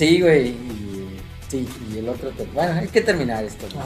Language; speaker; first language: Spanish; native; Spanish